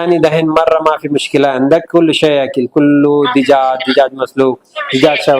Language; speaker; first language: Arabic; non-native, learner; Telugu